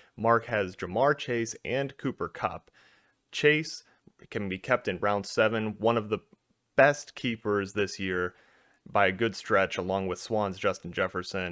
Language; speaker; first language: English; native; English